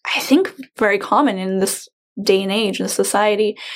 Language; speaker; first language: English; native; English